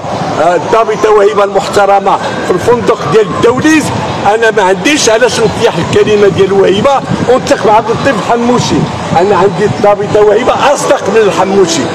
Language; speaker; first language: Arabic; native; Arabic